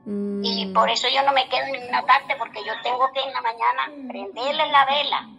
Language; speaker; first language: Spanish; native; Spanish